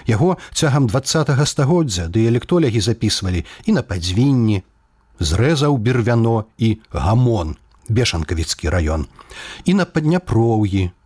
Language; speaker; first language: Belarusian; native; Belarusian